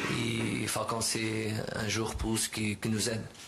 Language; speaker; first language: French; non-native, learner; Portuguese